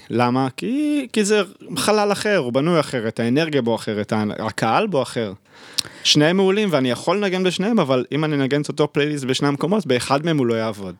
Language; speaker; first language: Hebrew; native; Hebrew